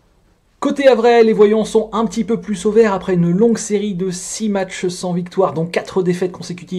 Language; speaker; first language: French; native; French